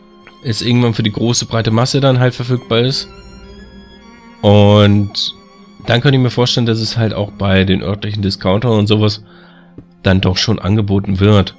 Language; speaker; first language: German; native; German